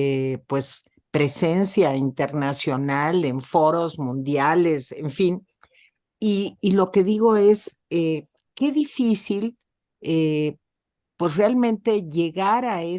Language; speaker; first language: Spanish; native; Spanish